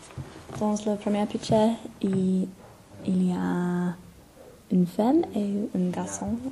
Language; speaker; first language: French; non-native, learner; English